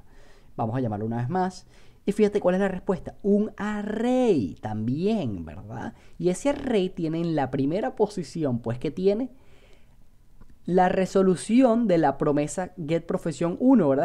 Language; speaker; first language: Spanish; native; Spanish